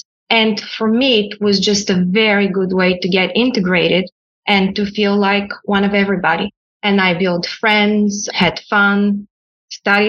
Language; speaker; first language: English; non-native, fluent; Bulgarian